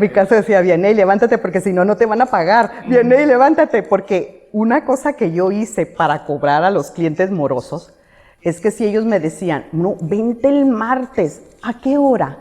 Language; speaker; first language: Spanish; native; Spanish